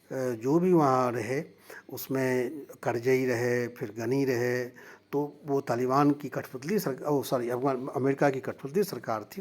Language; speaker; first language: Hindi; native; Hindi